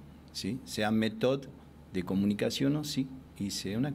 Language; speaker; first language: French; non-native, fluent; Spanish